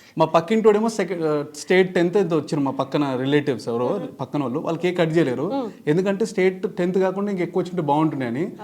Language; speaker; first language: Telugu; native; Telugu